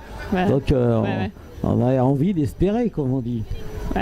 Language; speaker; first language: French; native; French